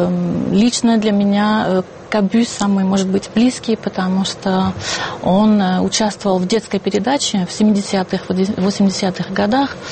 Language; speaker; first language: Russian; non-native, fluent; French